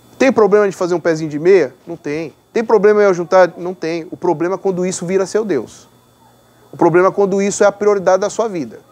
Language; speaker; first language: Portuguese; native; Portuguese